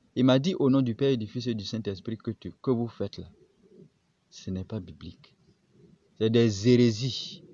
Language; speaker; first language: French; non-native, local second language; Baoulé